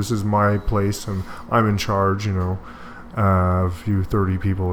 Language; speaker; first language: English; native; English